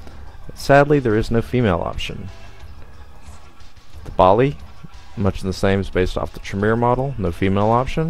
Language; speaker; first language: English; native; English